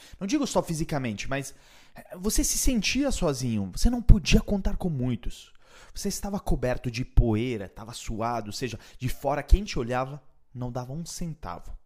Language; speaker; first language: Portuguese; non-native, fluent; Italian